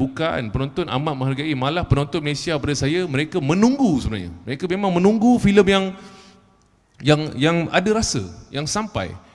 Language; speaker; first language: Malay; native; Malay